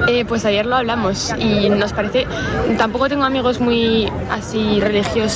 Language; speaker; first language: Spanish; non-native, fluent; French